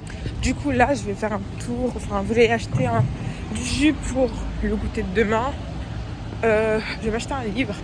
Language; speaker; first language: French; native; French